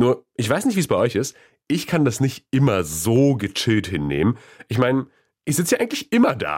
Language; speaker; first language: German; native; German